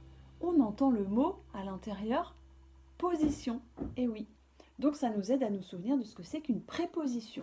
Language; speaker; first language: French; native; French